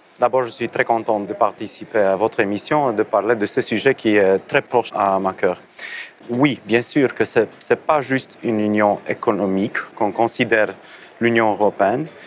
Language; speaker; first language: French; non-native, fluent; Romanian